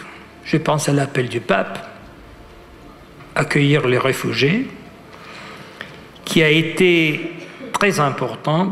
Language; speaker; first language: French; non-native, fluent; Italian